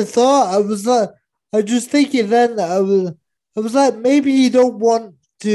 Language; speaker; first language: English; native; English